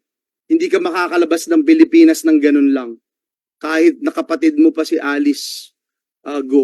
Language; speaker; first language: Filipino; native; Filipino